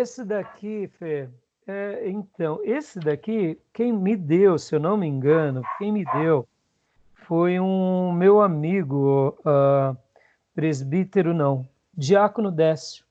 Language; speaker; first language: Portuguese; native; Portuguese